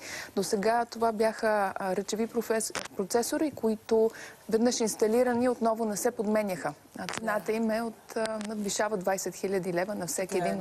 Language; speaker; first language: Bulgarian; native; Bulgarian